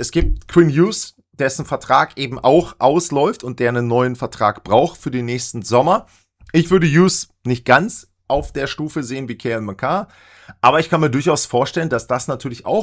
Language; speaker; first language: German; native; German